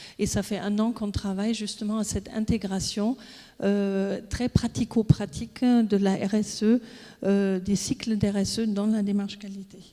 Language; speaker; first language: French; non-native, fluent; German